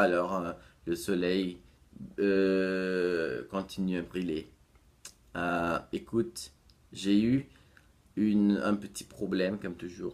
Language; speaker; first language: French; non-native, fluent; Portuguese